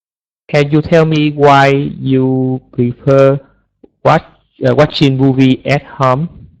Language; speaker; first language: English; non-native, learner; Vietnamese